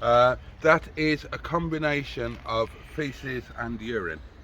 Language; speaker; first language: English; native; English